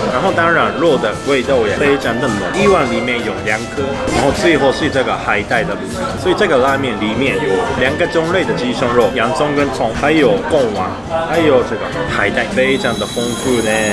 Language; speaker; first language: Chinese; non-native, fluent; Japanese